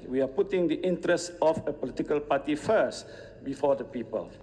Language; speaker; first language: English; non-native, local second language; Malay